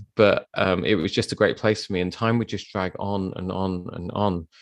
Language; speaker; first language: English; native; English